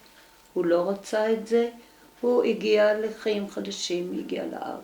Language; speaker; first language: Hebrew; early bilingual, other home language; Dutch